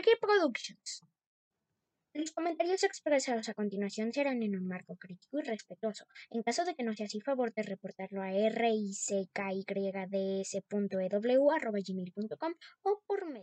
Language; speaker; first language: Spanish; native; Spanish